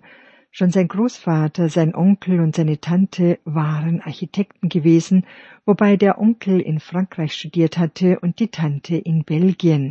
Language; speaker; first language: German; native; German